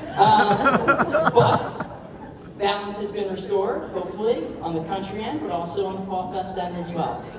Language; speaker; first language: English; native; English